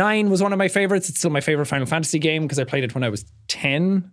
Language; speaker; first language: English; native; English